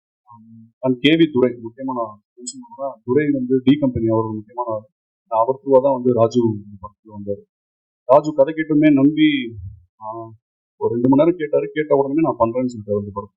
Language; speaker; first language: Tamil; native; Tamil